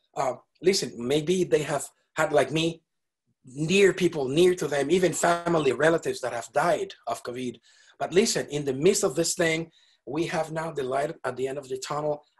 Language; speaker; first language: English; non-native, fluent; Spanish